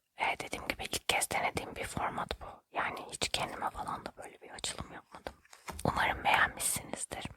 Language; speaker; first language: Turkish; native; Turkish